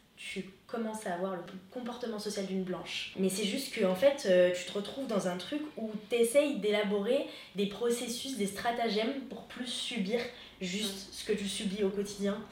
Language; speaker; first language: French; non-native, local second language; Arabic